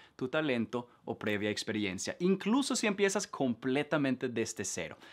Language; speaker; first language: Spanish; non-native, fluent; Swedish